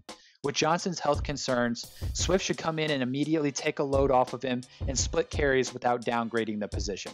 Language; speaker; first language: English; native; English